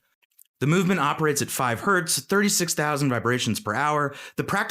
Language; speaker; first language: English; native; English